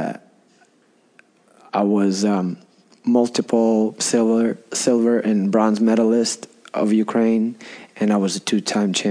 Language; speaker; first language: English; non-native, fluent; Russian